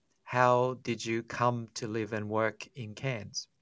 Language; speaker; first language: English; native; English